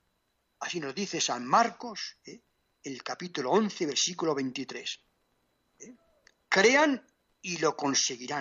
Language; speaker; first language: Spanish; native; Spanish